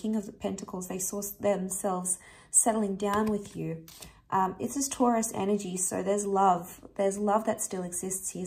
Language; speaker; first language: English; native; English